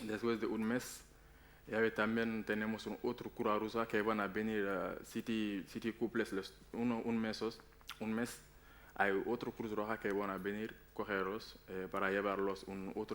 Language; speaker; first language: Spanish; non-native, learner; Wolof